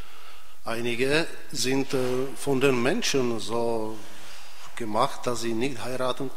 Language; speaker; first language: German; non-native, fluent; Czech